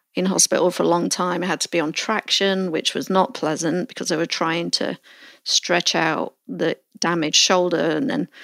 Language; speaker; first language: English; native; English